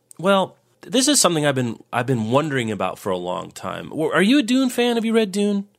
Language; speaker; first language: English; native; English